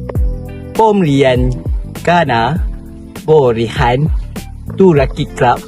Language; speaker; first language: Thai; non-native, learner; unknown